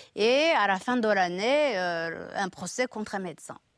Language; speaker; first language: French; non-native, local second language; Kinyarwanda